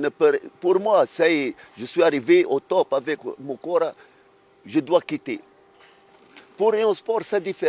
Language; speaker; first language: French; non-native, fluent; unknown